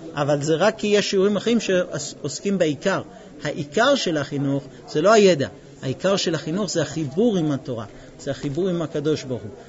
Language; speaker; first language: Hebrew; non-native, fluent; English